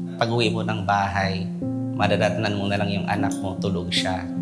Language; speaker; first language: Filipino; native; Filipino